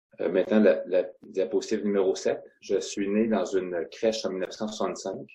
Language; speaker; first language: French; non-native, local second language; Innu-aimun